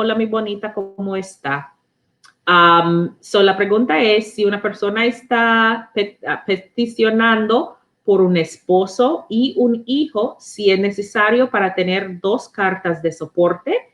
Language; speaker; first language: Spanish; non-native, learner; English